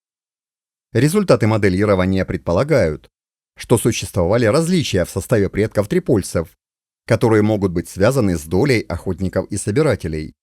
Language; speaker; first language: Russian; native; Russian